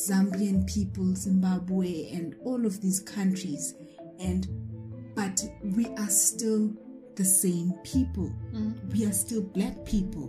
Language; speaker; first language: English; non-native, local second language; Xhosa